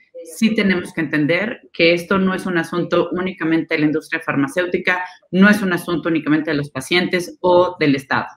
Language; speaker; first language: Spanish; native; Spanish